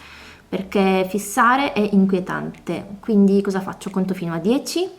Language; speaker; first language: Italian; native; Italian